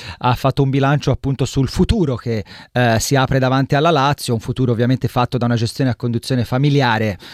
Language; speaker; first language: Italian; native; Italian